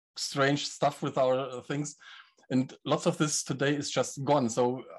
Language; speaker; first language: English; non-native, fluent; German